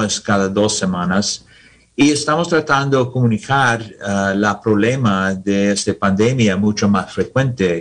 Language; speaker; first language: Spanish; non-native, learner; English